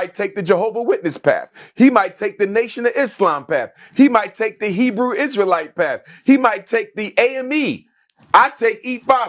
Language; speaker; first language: English; native; English